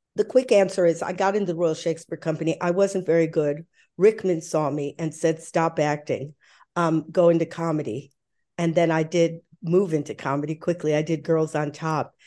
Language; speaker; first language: English; early bilingual, other home language; German